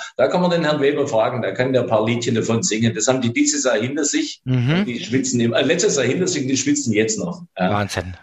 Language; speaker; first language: German; native; German